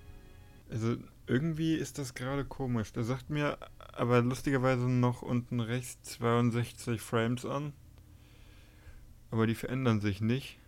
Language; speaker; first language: German; native; German